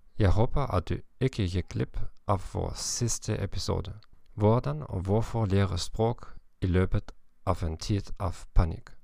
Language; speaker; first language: Norwegian; non-native, learner; German